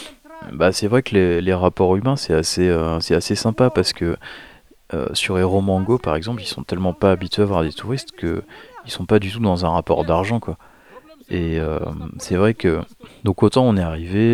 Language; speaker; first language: French; native; French